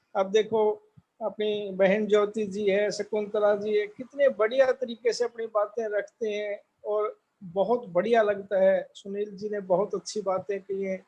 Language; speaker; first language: Hindi; native; Hindi